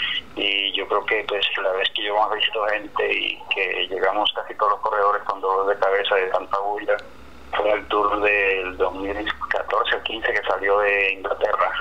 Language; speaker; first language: Spanish; native; Spanish